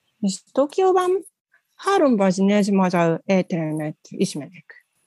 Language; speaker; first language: Hungarian; non-native, learner; Japanese